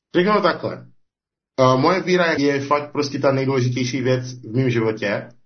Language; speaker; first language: Czech; early bilingual, heritage; Czech